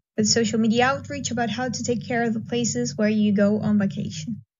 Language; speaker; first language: English; non-native, fluent; Spanish